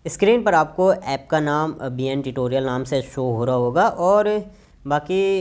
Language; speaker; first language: Hindi; native; Hindi